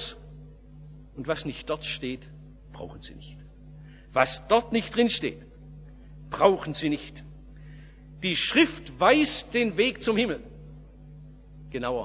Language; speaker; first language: German; native; German